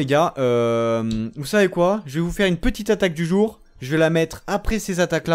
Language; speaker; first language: French; native; French